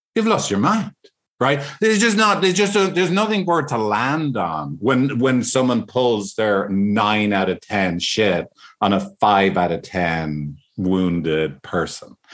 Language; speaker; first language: English; native; English